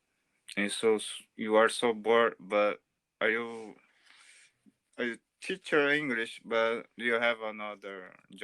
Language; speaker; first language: English; non-native, learner; Portuguese